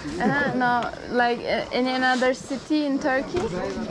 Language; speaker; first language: English; non-native, learner; Turkish